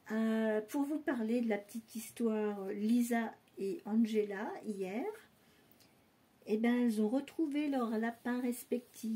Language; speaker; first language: French; native; French